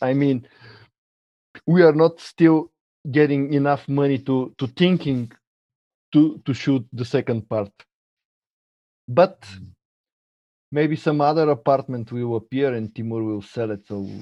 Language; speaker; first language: English; non-native, fluent; Bulgarian